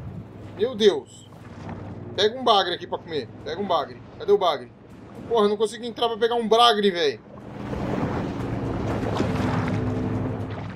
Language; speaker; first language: Portuguese; native; Portuguese